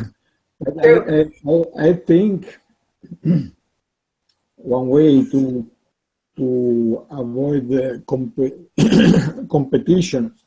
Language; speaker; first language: English; non-native, learner; Italian